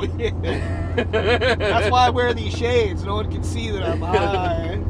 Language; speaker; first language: English; native; English